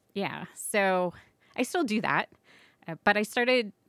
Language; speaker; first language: English; native; English